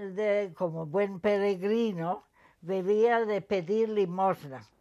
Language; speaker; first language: Spanish; non-native, fluent; English